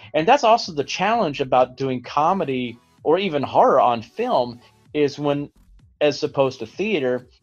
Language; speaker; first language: English; native; English